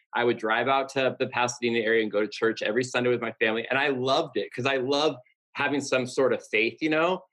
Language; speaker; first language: English; native; English